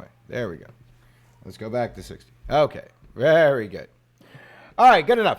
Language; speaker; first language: English; native; English